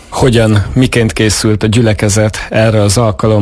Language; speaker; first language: Hungarian; native; Hungarian